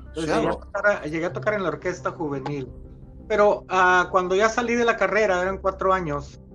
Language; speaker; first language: Spanish; native; Spanish